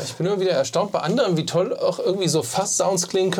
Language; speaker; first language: German; native; German